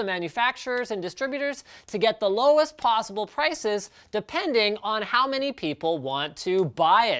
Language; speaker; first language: English; native; English